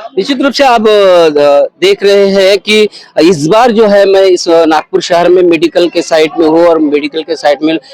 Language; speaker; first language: Hindi; non-native, local second language; Marathi